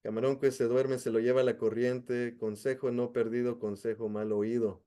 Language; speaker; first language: Spanish; early bilingual, heritage; Spanish